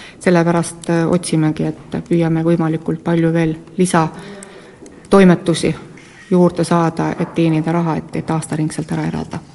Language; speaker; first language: Estonian; native; Estonian